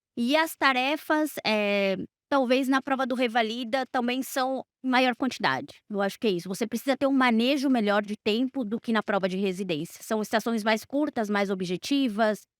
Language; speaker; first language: Portuguese; non-native, fluent; Spanish